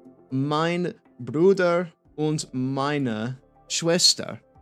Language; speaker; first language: German; non-native, learner; English